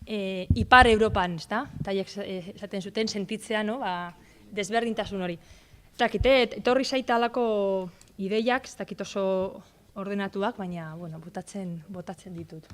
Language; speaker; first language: Basque; non-native, local second language; Spanish